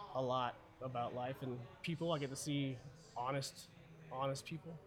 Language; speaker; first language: English; early bilingual, other home language; German